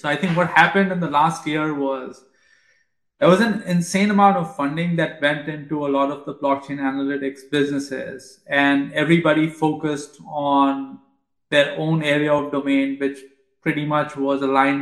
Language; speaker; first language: English; non-native, local second language; Hindi